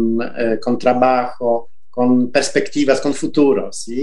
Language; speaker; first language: Spanish; non-native, fluent; Polish